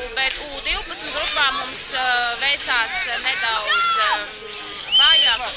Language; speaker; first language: Latvian; native; Latvian